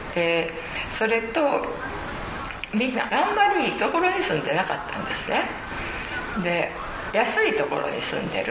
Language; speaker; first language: Japanese; native; Japanese